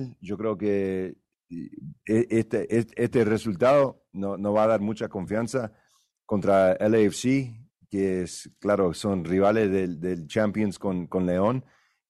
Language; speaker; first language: Spanish; early bilingual, heritage; Spanish